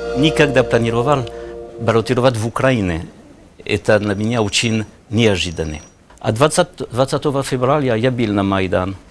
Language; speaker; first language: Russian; non-native, learner; French